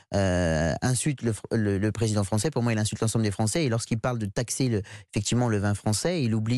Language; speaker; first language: French; native; French